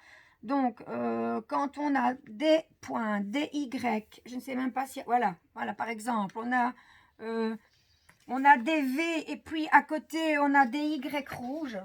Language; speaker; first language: French; native; French